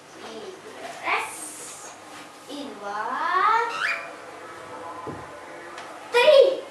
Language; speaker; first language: Russian; early bilingual, heritage; Russian